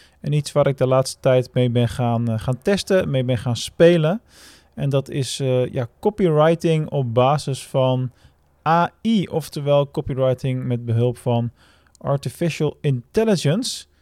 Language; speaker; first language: Dutch; native; Dutch